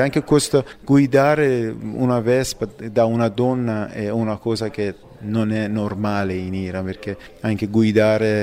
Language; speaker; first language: Italian; non-native, fluent; Persian